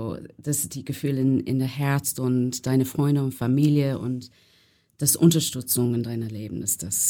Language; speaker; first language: German; non-native, learner; English